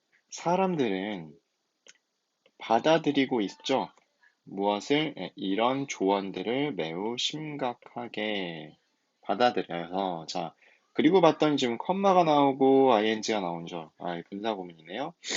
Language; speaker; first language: Korean; native; Korean